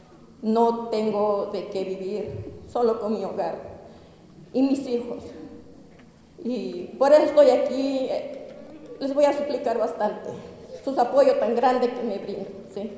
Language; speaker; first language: Spanish; non-native, local second language; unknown